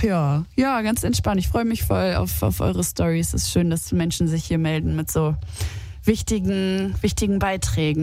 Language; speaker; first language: German; native; German